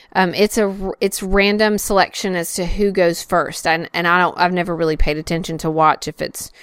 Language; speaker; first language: English; native; English